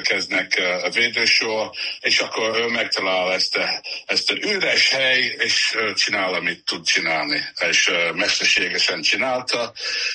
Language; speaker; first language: Hungarian; non-native, fluent; English